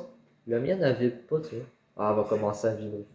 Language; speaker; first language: French; native; French